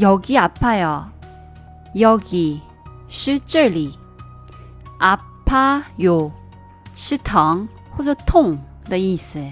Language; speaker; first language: Chinese; non-native, fluent; Korean